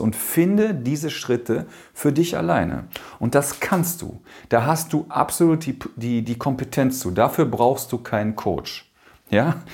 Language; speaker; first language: German; native; German